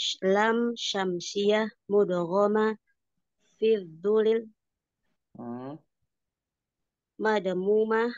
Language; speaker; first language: Arabic; non-native, learner; Indonesian